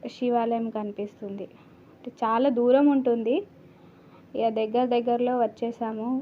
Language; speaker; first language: Telugu; non-native, local second language; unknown